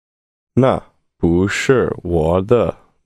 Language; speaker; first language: Chinese; non-native, learner; English